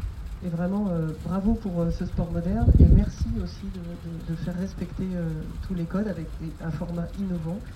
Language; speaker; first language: French; native; French